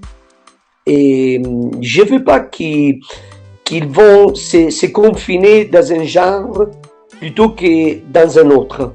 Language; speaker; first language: French; non-native, fluent; Italian